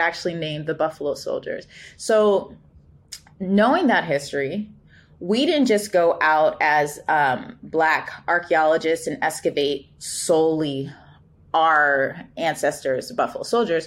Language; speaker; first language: English; native; English